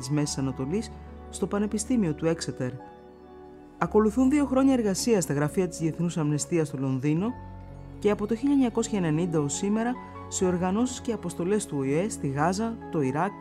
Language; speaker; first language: Greek; native; Greek